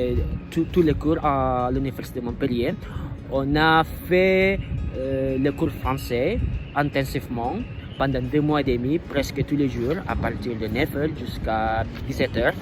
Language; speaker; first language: French; non-native, learner; Indonesian